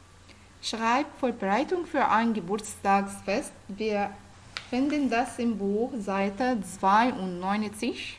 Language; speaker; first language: German; non-native, fluent; Arabic